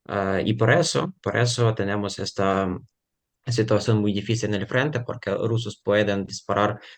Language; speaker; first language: Spanish; non-native, fluent; Ukrainian